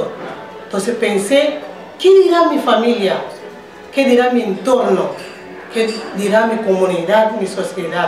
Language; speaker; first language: Spanish; non-native, fluent; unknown